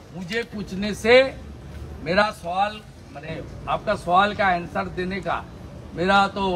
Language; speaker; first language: Hindi; non-native, local second language; Bangla